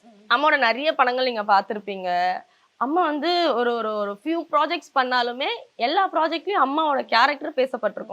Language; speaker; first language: Tamil; native; Tamil